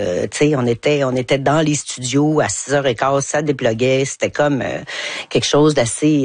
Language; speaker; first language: French; native; French